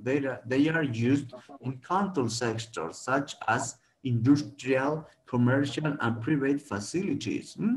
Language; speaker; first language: English; non-native, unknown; Spanish